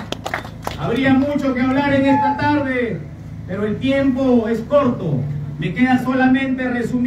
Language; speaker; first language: Spanish; native; Spanish